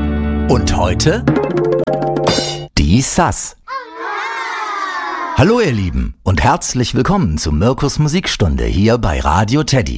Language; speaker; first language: German; native; German